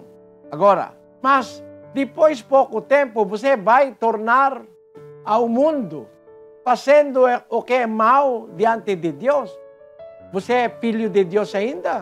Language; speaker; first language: Portuguese; non-native, fluent; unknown